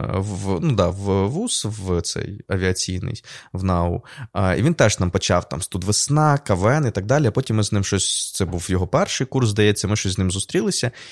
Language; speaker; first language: Ukrainian; non-native, local second language; Russian